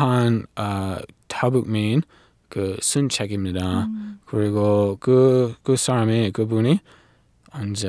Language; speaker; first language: Korean; non-native, learner; English